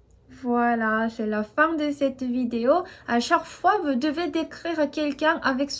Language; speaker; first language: French; non-native, fluent; Korean